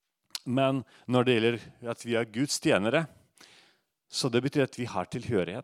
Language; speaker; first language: Norwegian; non-native, fluent; Russian